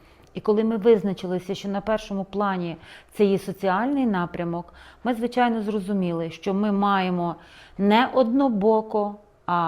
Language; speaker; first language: Ukrainian; native; Ukrainian